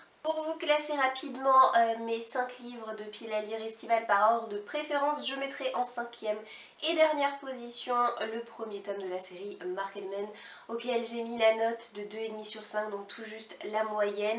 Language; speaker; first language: French; native; French